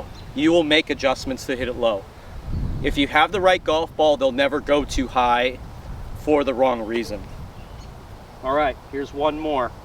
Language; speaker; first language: English; native; English